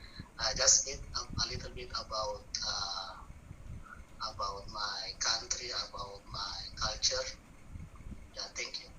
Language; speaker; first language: English; non-native, learner; Buginese